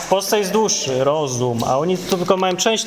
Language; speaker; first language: Russian; non-native, learner; Polish